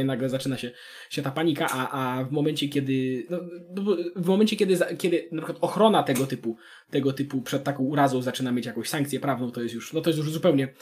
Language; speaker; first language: Polish; native; Polish